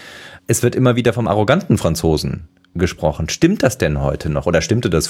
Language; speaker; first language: German; native; German